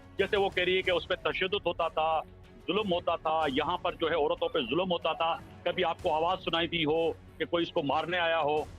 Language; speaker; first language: Urdu; native; Urdu